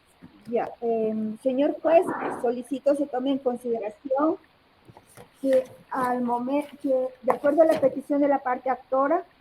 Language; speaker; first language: Spanish; native; Spanish